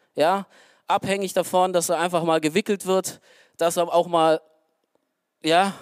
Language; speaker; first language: German; early bilingual, other home language; Romanian